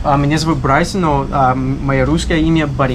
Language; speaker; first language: Russian; non-native, learner; English